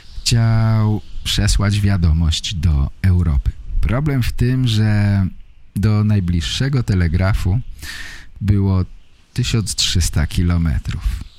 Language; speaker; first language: Polish; native; Polish